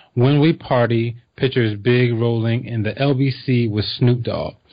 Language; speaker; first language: English; native; English